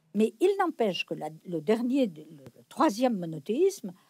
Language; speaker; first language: French; native; French